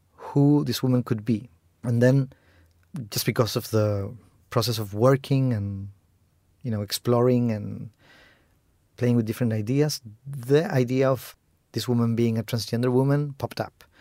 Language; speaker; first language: English; non-native, fluent; Spanish